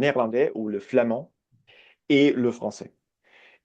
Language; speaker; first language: French; non-native, fluent; Italian